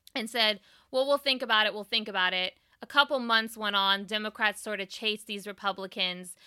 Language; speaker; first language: English; native; English